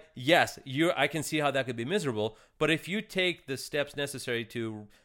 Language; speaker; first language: English; early bilingual, other home language; Russian